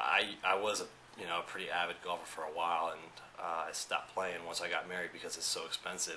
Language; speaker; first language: English; early bilingual, other home language; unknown